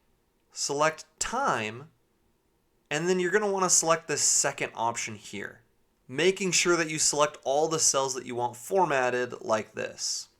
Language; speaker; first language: English; native; English